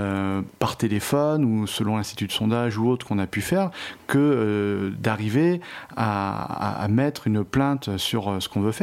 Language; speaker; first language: French; native; French